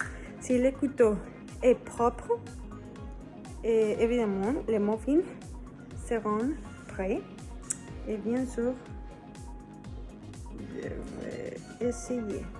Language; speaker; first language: French; non-native, learner; Spanish